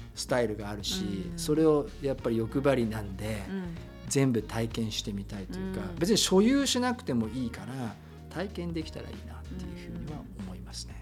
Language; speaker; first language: Japanese; native; Japanese